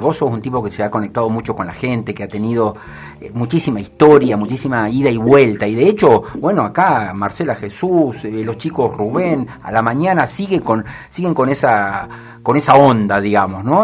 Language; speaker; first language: Spanish; native; Spanish